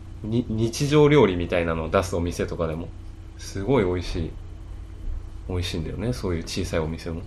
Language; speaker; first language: Japanese; native; Japanese